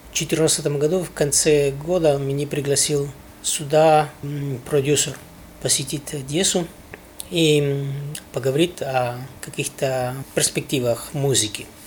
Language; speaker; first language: Russian; non-native, fluent; Spanish